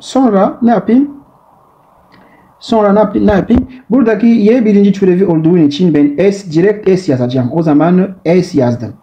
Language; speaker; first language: Turkish; non-native, learner; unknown